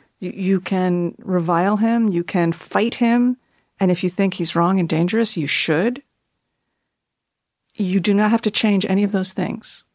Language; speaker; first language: English; native; English